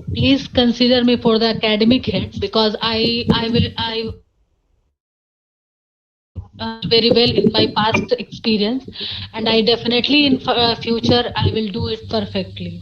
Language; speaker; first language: English; non-native, learner; Hindi